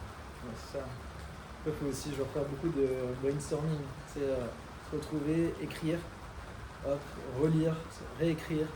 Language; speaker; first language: French; native; French